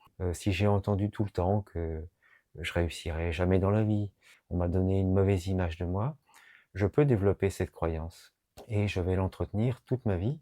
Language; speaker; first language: French; native; French